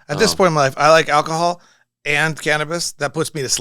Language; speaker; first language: English; native; English